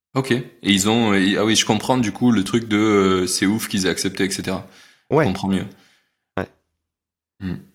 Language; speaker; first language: French; native; French